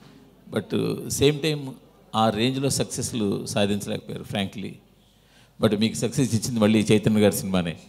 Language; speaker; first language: Telugu; native; Telugu